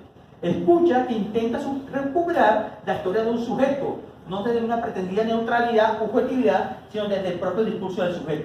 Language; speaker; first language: Spanish; native; Spanish